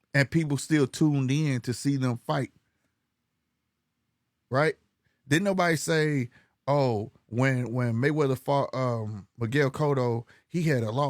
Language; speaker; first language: English; native; English